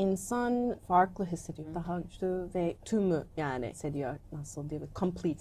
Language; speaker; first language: Turkish; non-native, learner; English